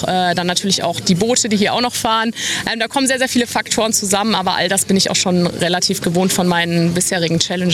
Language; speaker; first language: German; native; German